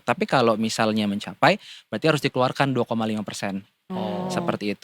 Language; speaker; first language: Indonesian; native; Indonesian